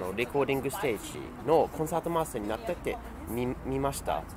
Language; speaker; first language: Japanese; non-native, fluent; English